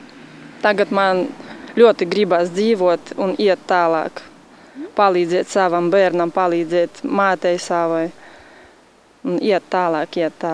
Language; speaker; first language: Latvian; non-native, local second language; Russian